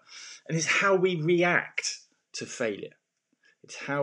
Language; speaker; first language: English; native; English